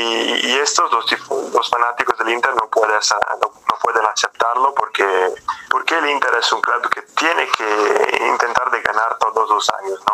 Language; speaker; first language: Spanish; non-native, fluent; Italian